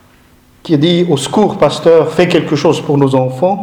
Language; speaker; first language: French; non-native, local second language; Malagasy